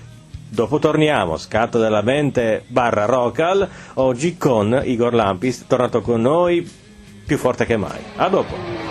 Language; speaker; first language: Italian; native; Italian